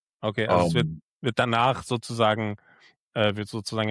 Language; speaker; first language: German; native; German